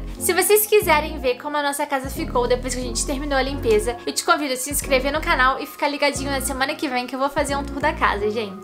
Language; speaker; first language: Portuguese; native; Portuguese